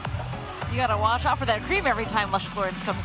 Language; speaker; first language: English; native; English